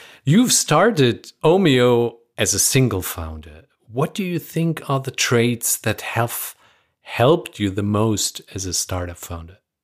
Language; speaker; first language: English; non-native, fluent; Persian